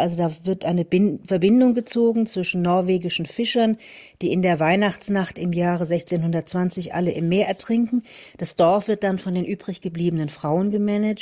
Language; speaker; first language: German; native; German